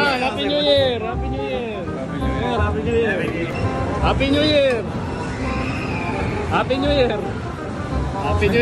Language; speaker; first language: English; non-native, local second language; Filipino